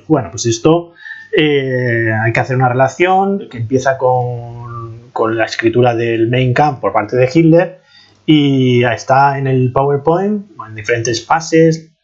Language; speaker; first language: Spanish; native; Spanish